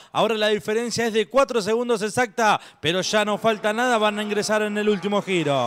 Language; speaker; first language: Spanish; native; Spanish